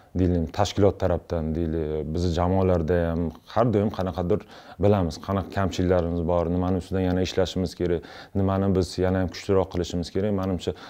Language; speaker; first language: Uzbek; non-native, local second language; Russian